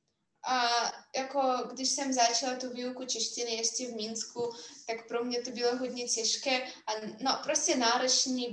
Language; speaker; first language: Czech; non-native, fluent; Russian